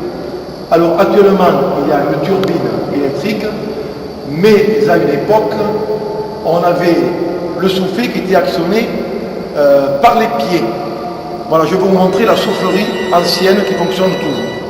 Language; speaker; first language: French; native; French